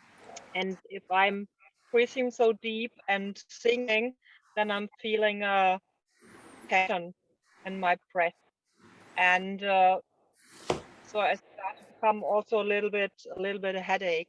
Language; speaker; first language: English; non-native, learner; German